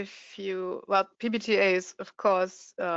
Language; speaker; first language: English; non-native, fluent; German